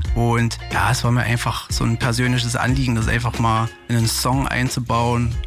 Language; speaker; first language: German; native; German